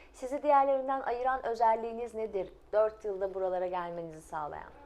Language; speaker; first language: Turkish; native; Turkish